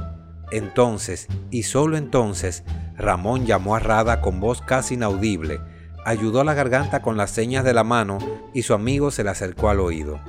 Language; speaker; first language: Spanish; native; Spanish